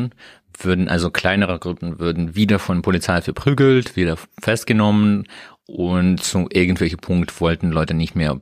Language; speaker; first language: German; non-native, learner; Russian